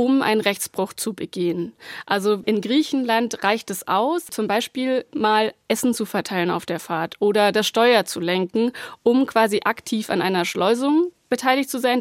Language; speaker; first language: German; native; German